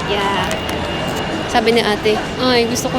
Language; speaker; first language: Filipino; native; Filipino